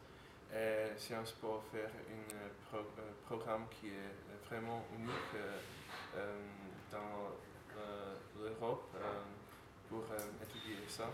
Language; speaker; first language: French; non-native, learner; Slovak